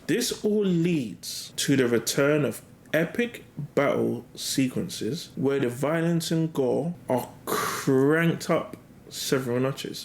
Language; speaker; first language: English; native; English